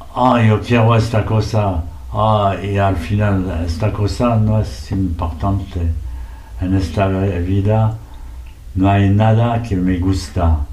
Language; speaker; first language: Spanish; non-native, learner; French